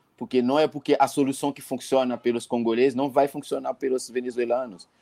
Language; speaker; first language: Portuguese; non-native, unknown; Haitian Creole